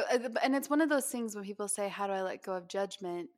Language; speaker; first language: English; native; English